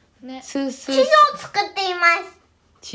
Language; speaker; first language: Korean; early bilingual, heritage; Japanese